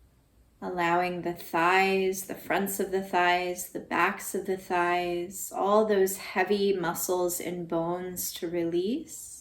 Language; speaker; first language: English; native; English